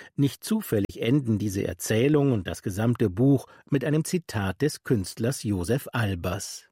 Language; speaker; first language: German; native; German